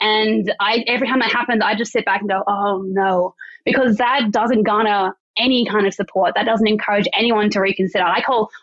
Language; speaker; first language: English; native; English